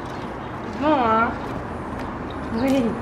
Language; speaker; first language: French; native; French